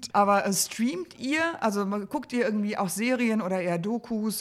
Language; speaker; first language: German; native; German